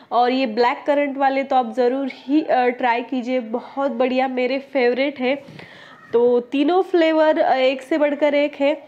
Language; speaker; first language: Hindi; non-native, local second language; Marathi